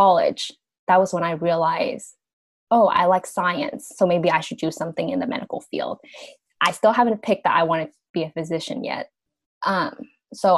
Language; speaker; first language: English; early bilingual, other home language; Vietnamese